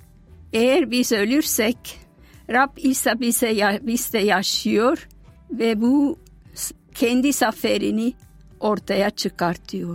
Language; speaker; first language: Turkish; non-native, fluent; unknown